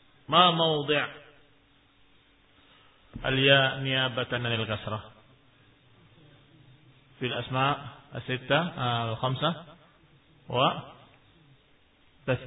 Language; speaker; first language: Arabic; non-native, fluent; Indonesian